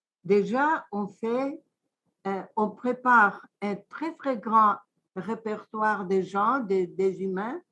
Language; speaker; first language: French; non-native, fluent; Greek